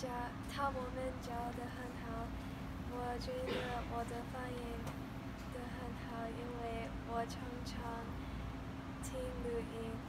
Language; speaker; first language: Chinese; non-native, learner; English